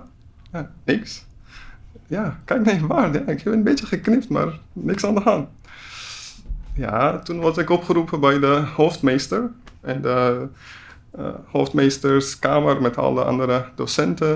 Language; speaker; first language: Dutch; non-native, learner; Persian